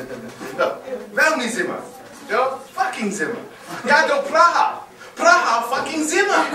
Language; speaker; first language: Czech; non-native, learner; English